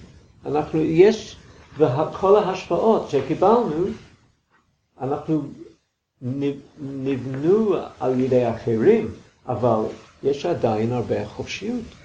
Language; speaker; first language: Hebrew; non-native, fluent; English